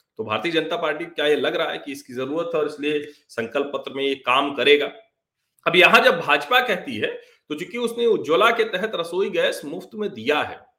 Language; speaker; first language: Hindi; native; Hindi